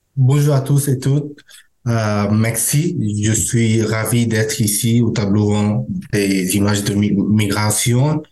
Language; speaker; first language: French; non-native, learner; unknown